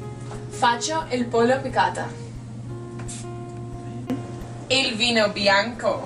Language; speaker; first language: Italian; non-native, learner; English